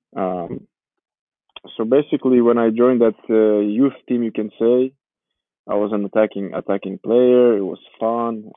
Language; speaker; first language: English; non-native, fluent; Georgian